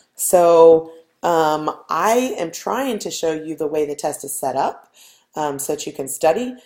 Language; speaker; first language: English; native; English